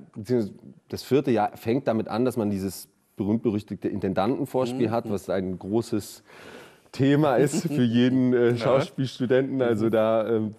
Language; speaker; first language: German; native; German